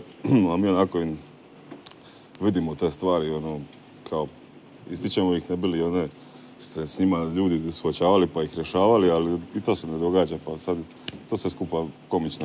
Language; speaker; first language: Bosnian; native; Bosnian